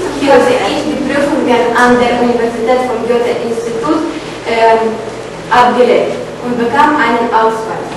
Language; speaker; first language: German; non-native, learner; Ukrainian